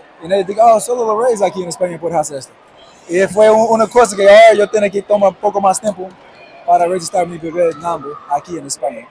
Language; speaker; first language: Spanish; non-native, fluent; English